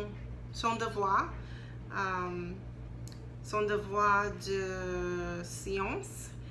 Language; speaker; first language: French; non-native, learner; English